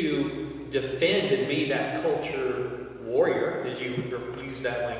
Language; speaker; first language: English; native; English